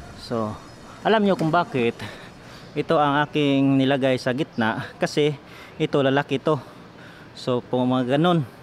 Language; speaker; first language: Filipino; non-native, local second language; Cebuano